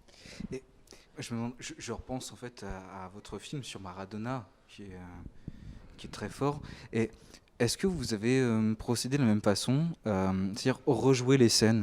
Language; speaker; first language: French; native; French